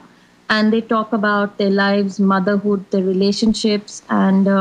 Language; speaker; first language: English; non-native, local second language; Hindi